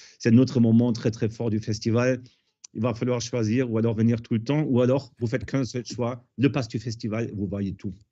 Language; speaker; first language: French; non-native, fluent; German